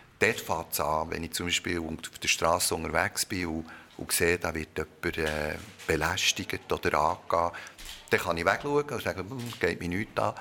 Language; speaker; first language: German; early bilingual, other home language; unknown